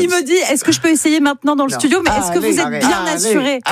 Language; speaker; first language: French; native; French